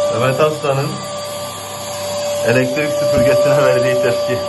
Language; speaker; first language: Turkish; native; Turkish